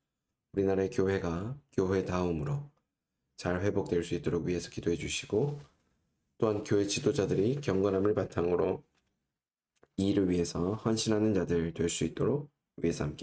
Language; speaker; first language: Korean; native; Korean